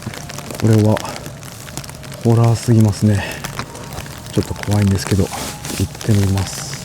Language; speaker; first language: Japanese; native; Japanese